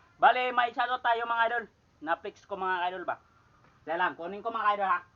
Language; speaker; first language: Filipino; non-native, local second language; Cebuano